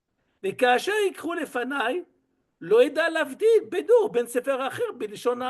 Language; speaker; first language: Hebrew; non-native, fluent; French